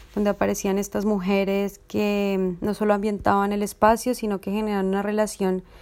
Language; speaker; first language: Spanish; native; Spanish